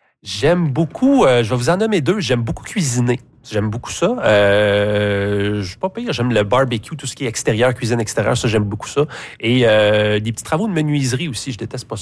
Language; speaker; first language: French; native; French